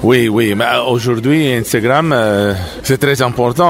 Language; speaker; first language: French; non-native, learner; Italian